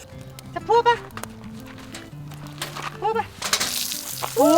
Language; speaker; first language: Korean; native; Korean